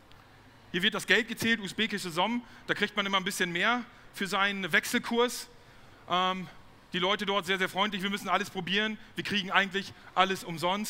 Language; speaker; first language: German; native; German